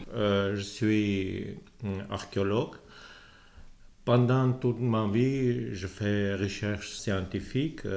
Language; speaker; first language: French; non-native, learner; Armenian